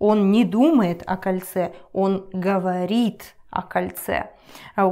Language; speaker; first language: Russian; non-native, learner; English